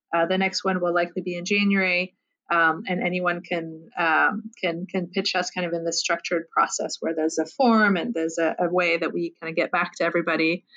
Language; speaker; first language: English; non-native, fluent; French